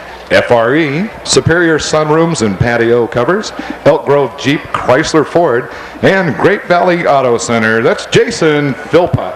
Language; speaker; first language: English; native; English